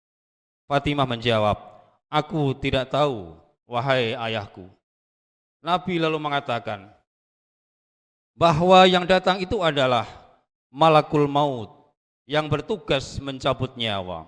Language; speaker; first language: Indonesian; native; Indonesian